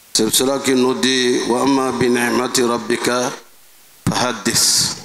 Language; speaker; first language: French; non-native, local second language; Dyula